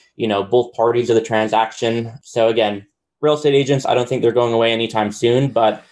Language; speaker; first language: English; native; English